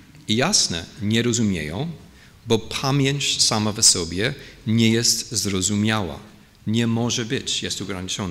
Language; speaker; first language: Polish; non-native, fluent; English